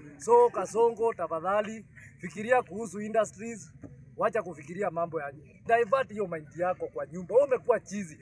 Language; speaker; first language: Swahili; non-native, local second language; Kikuyu